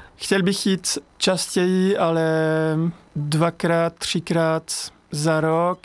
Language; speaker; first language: Czech; non-native, learner; French